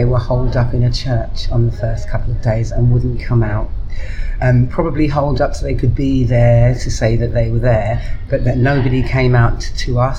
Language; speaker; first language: English; native; English